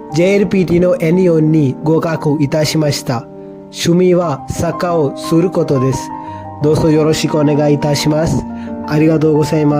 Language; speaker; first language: Japanese; non-native, learner; Malayalam